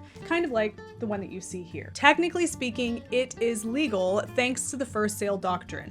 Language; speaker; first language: English; native; English